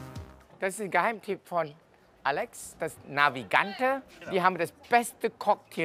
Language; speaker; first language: German; non-native, fluent; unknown